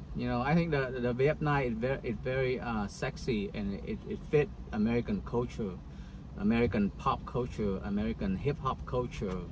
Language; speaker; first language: English; non-native, fluent; Vietnamese